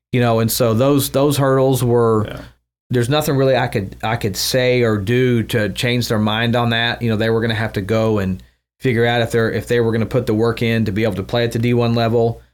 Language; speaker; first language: English; native; English